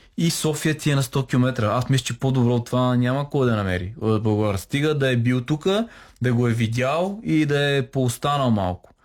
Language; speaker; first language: Bulgarian; native; Bulgarian